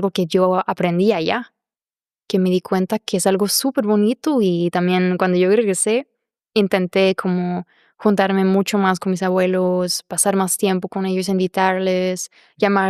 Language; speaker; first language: Spanish; non-native, fluent; German